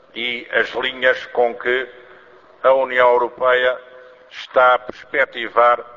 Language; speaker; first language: Portuguese; native; Portuguese